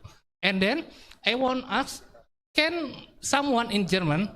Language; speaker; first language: English; non-native, learner; Indonesian